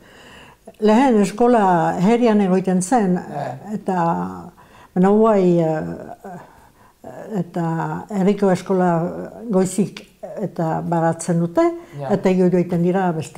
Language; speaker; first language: Basque; native; Basque